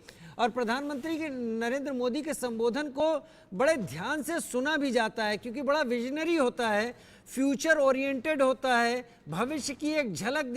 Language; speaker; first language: Hindi; native; Hindi